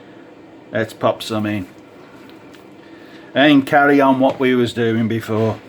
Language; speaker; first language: English; native; English